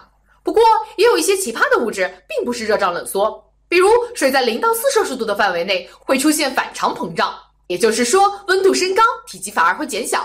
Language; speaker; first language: Chinese; native; Chinese